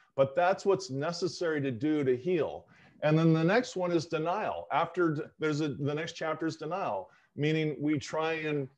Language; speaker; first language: English; native; English